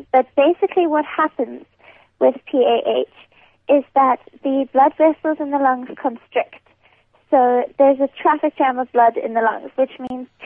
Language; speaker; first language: English; native; English